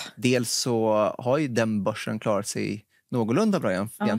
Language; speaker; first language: Swedish; native; Swedish